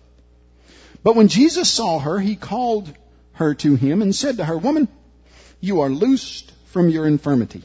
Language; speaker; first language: English; native; English